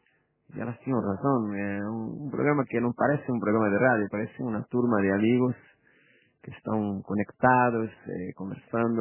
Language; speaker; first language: Spanish; non-native, fluent; Portuguese